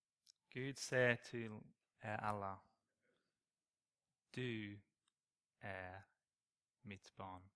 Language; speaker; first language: Swedish; non-native, learner; English